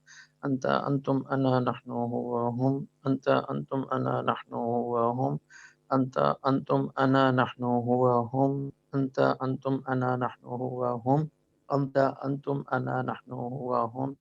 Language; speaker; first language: Arabic; non-native, learner; Urdu